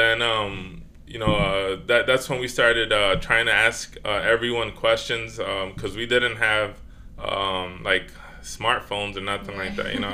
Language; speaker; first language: English; native; English